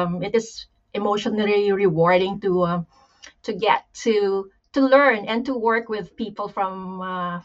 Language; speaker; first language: English; non-native, local second language; Pampanga